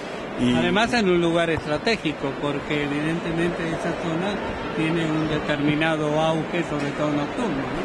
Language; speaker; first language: Spanish; native; Spanish